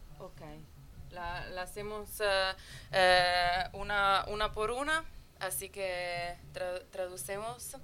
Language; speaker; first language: Spanish; non-native, fluent; Italian